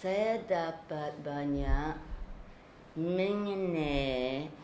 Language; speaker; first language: Indonesian; non-native, fluent; English